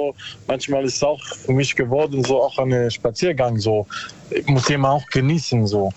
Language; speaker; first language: German; non-native, learner; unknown